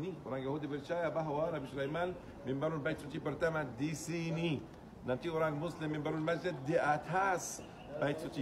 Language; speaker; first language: Indonesian; non-native, fluent; Arabic